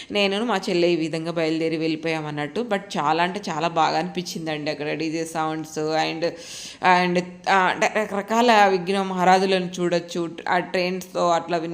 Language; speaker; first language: Telugu; native; Telugu